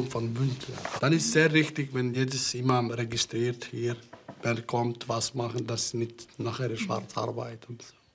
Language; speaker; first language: German; non-native, learner; Bosnian